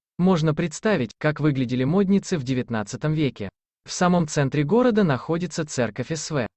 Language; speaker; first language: Russian; native; Russian